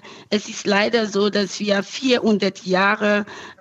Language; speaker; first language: German; non-native, fluent; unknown